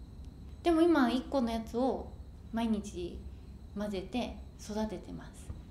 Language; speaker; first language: Japanese; native; Japanese